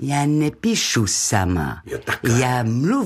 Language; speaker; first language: Czech; non-native, learner; French